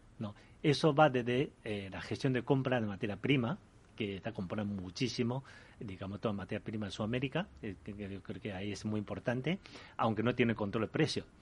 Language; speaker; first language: Spanish; early bilingual, other home language; Chinese